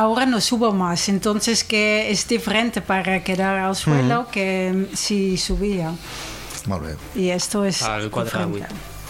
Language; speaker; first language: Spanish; non-native, fluent; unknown